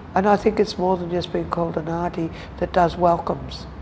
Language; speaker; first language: English; native; English